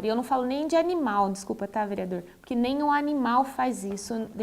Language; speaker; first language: Portuguese; native; Portuguese